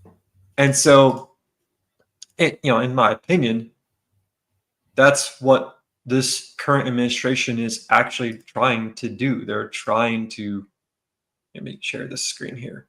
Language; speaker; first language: English; native; English